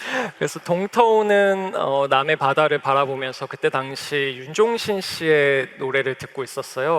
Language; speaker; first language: Korean; native; Korean